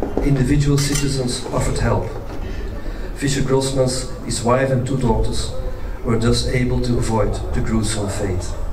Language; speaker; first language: English; non-native, fluent; Dutch